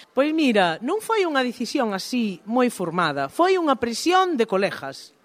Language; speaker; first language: Galician; native; Galician